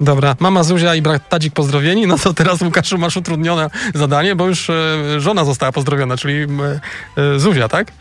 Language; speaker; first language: Polish; native; Polish